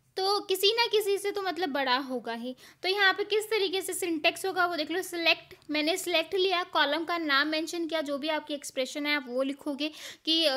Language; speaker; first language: Hindi; native; Hindi